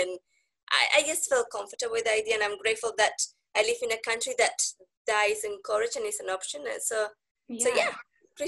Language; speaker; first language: English; non-native, fluent; Spanish